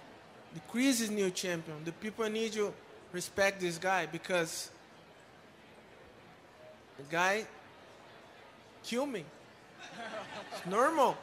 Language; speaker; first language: English; non-native, learner; Portuguese